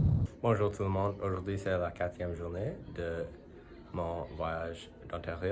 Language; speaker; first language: French; non-native, learner; English